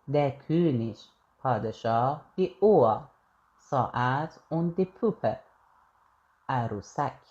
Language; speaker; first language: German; non-native, fluent; Persian